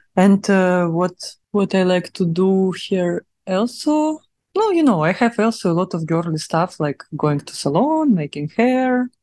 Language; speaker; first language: English; non-native, learner; Russian